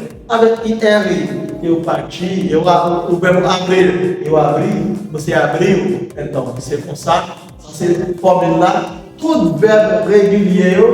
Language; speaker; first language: Portuguese; non-native, fluent; Haitian Creole